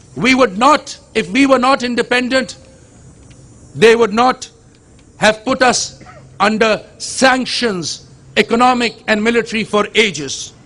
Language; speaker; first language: English; non-native, local second language; Urdu